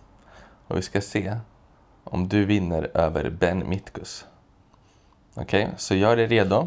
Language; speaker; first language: Swedish; native; Swedish